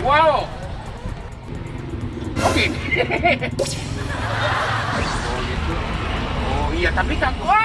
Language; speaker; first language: Indonesian; non-native, learner; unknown